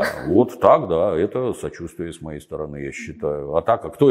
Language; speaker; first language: Russian; native; Russian